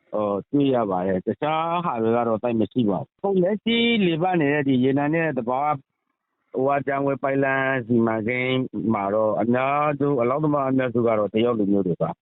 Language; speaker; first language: Burmese; native; Burmese